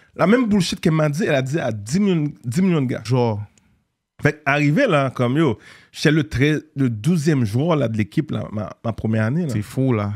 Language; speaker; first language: French; native; French